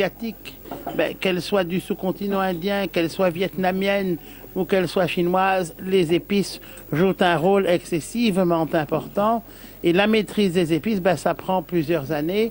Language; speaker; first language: French; native; French